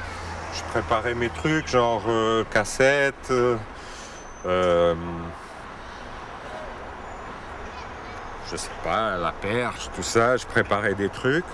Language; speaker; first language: French; non-native, fluent; Portuguese